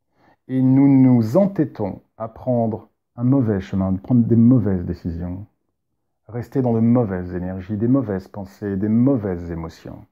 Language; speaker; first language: French; native; French